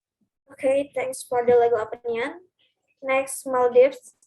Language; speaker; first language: English; non-native, learner; Indonesian